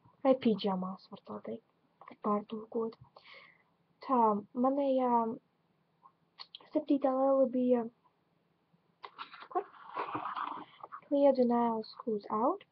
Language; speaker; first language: Latvian; non-native, local second language; Russian